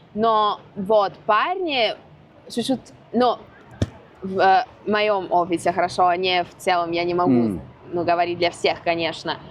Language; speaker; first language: Russian; non-native, fluent; Italian